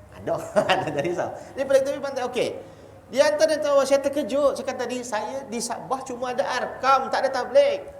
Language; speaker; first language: Malay; non-native, local second language; Chinese